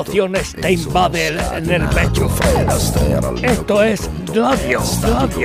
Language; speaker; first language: Spanish; native; Spanish